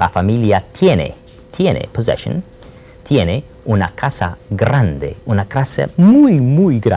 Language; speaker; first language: Spanish; non-native, fluent; English